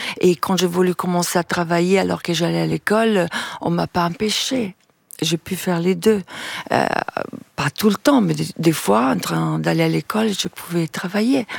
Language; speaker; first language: French; non-native, fluent; Italian